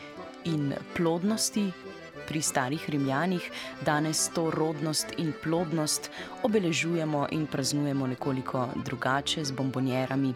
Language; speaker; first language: Slovenian; native; Slovenian